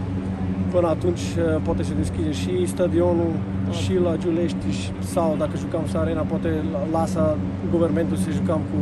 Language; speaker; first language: Romanian; non-native, learner; Macedonian